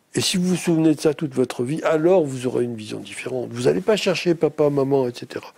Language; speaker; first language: French; native; French